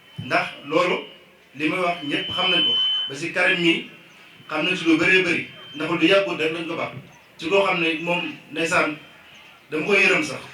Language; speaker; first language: Wolof; native; Wolof